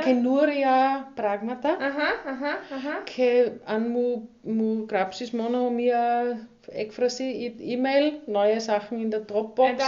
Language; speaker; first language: Greek; non-native, learner; German